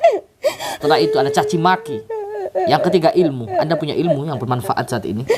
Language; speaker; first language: Indonesian; native; Indonesian